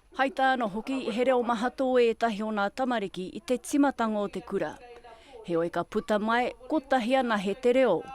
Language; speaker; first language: Māori; native; Māori